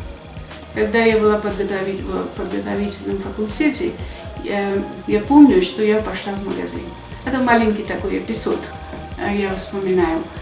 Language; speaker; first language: Russian; non-native, fluent; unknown